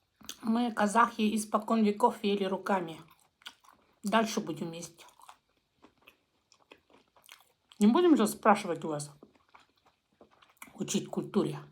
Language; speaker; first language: Russian; non-native, local second language; Kazakh